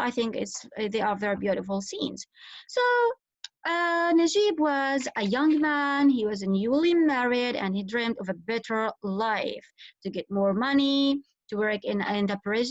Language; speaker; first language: English; non-native, fluent; Arabic